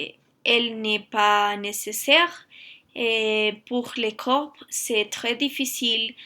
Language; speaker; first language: French; non-native, learner; Spanish